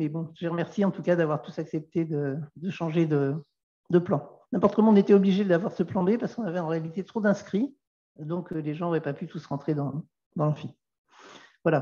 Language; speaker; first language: French; native; French